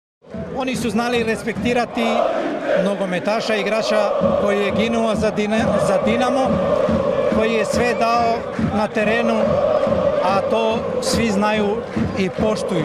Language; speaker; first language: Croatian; non-native, local second language; Albanian